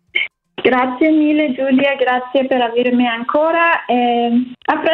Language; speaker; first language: Italian; non-native, learner; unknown